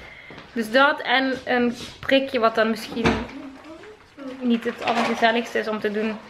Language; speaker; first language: Dutch; native; Dutch